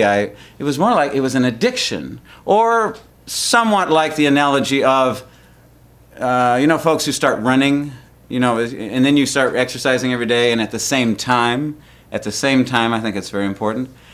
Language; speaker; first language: English; early bilingual, other home language; Spanish